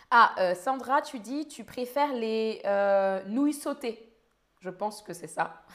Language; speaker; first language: French; native; French